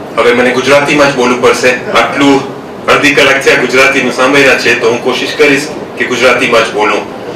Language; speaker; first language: Gujarati; early bilingual, heritage; Gujarati